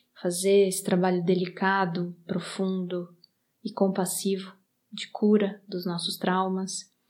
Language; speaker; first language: Portuguese; native; Portuguese